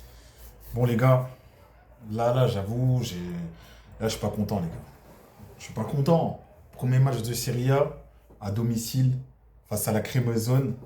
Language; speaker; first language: French; native; French